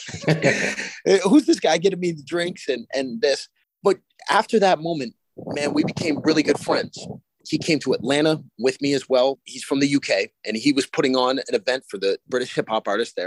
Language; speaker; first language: English; native; English